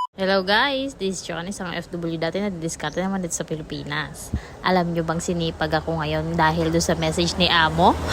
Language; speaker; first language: Filipino; non-native, local second language; Bikol